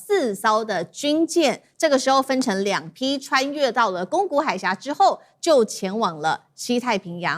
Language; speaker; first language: Chinese; native; Chinese